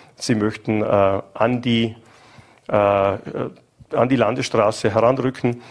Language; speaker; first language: German; native; German